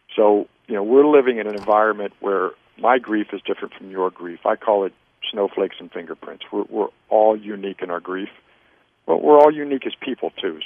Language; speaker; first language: English; native; English